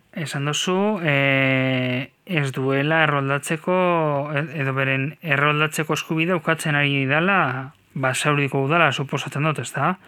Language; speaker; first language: Basque; native; Basque